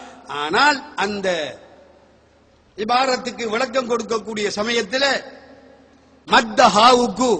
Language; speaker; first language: Tamil; native; Tamil